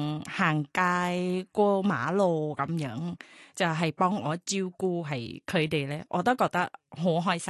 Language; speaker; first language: Chinese; non-native, fluent; Thai